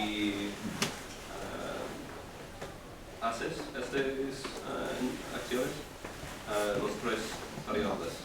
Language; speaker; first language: Spanish; non-native, learner; English